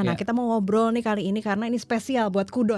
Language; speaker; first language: Indonesian; native; Indonesian